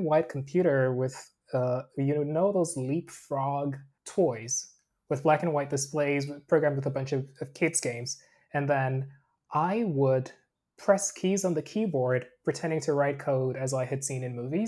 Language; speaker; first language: English; non-native, local second language; Krio